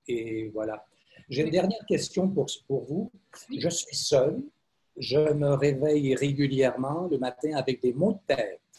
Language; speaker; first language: French; native; French